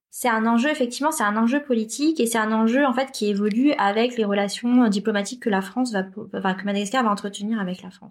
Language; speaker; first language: French; native; French